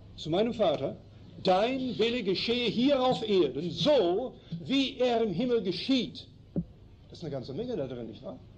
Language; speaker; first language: German; early bilingual, heritage; German